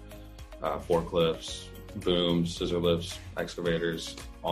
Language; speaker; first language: English; native; English